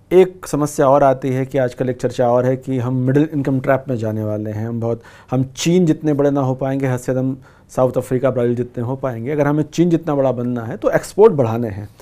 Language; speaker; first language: Hindi; native; Hindi